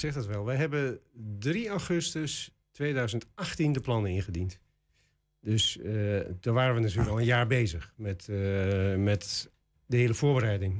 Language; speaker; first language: Dutch; native; Dutch